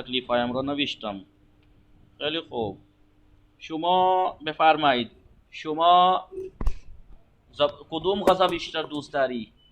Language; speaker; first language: Persian; non-native, fluent; Urdu